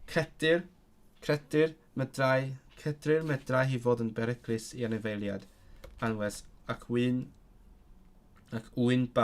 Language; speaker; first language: Welsh; non-native, learner; Cantonese